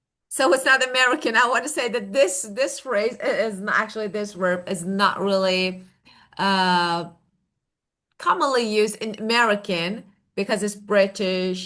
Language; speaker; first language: English; non-native, fluent; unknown